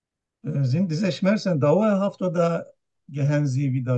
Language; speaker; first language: German; non-native, learner; Turkish